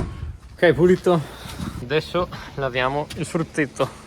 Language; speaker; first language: Italian; native; Italian